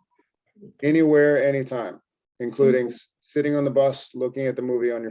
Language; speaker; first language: English; native; English